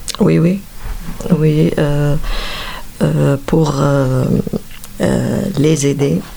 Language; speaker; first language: French; non-native, learner; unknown